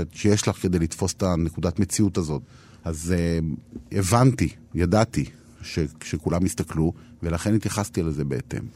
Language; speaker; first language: Hebrew; native; Hebrew